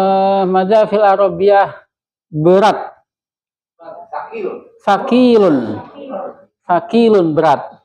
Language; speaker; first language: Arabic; non-native, fluent; Indonesian